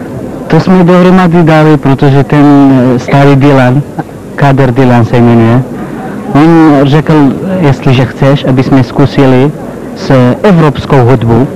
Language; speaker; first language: Czech; non-native, learner; Kurdish